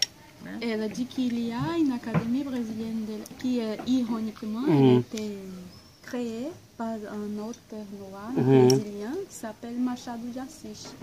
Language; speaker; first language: French; non-native, fluent; Portuguese